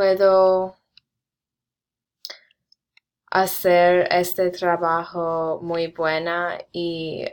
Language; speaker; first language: Spanish; non-native, learner; English